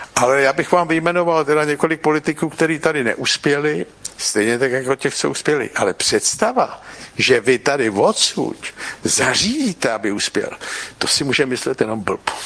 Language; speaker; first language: Czech; native; Czech